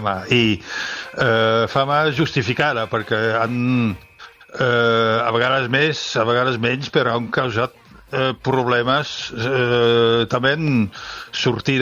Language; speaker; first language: Catalan; non-native, fluent; Dutch